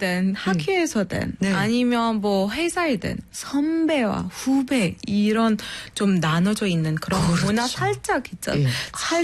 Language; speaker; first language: Korean; non-native, fluent; Arabic